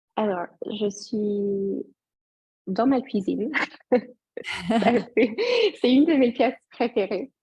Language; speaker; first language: French; non-native, fluent; English